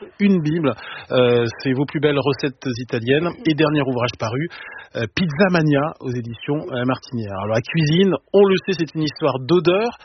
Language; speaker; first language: French; native; French